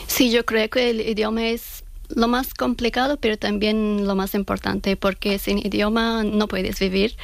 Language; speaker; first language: Spanish; non-native, fluent; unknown